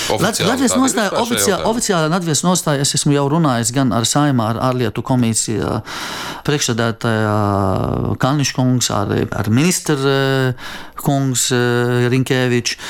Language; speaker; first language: Latvian; non-native, fluent; Arabic